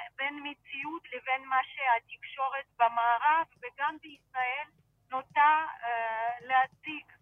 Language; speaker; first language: Hebrew; non-native, fluent; Russian